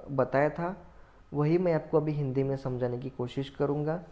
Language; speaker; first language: Hindi; non-native, local second language; Marathi